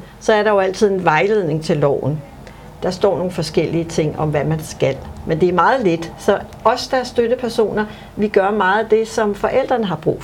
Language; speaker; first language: Danish; native; Danish